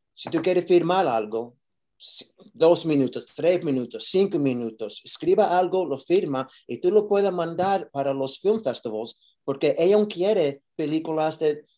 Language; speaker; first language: Spanish; early bilingual, heritage; Spanish